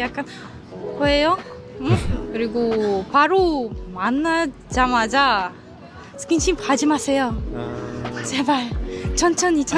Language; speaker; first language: Korean; non-native, learner; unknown